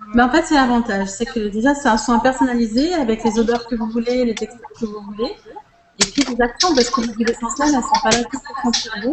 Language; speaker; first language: French; native; French